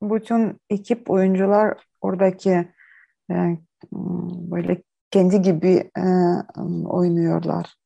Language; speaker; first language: Turkish; non-native, learner; Ukrainian